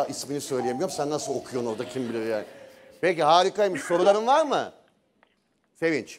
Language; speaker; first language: Turkish; native; Turkish